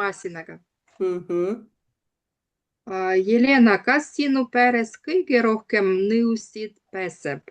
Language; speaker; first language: Estonian; non-native, learner; Russian